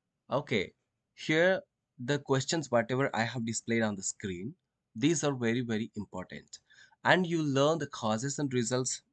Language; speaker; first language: English; non-native, local second language; Telugu